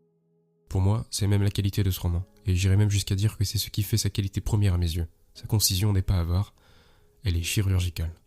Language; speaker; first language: French; native; French